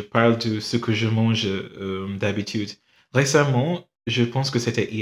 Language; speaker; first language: French; non-native, fluent; English